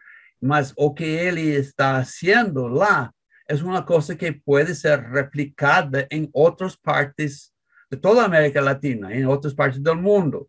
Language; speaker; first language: Spanish; non-native, learner; English